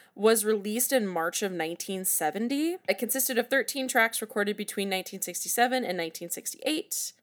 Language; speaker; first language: English; native; English